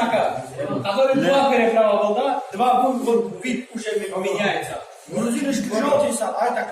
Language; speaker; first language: Russian; non-native, local second language; Tajik